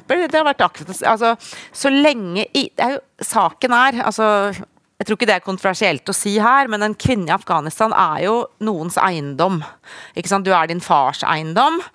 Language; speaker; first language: Norwegian; native; Norwegian